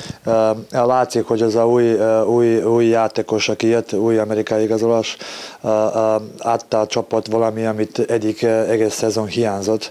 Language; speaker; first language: Hungarian; non-native, learner; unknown